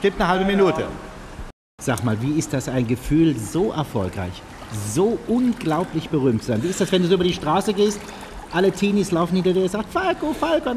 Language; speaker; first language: German; native; German